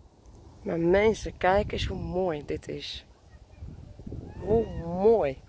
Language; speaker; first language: Dutch; native; Dutch